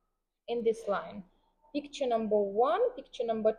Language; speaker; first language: English; non-native, fluent; Vietnamese